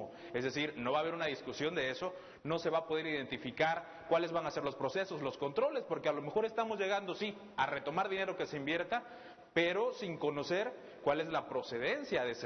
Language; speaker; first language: Spanish; native; Spanish